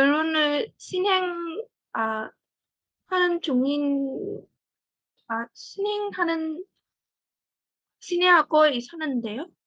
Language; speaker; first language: Korean; non-native, learner; Vietnamese